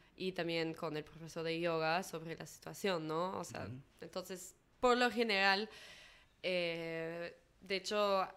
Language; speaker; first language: Spanish; non-native, fluent; English